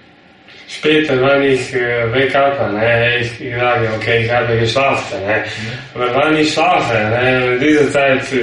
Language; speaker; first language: German; non-native, learner; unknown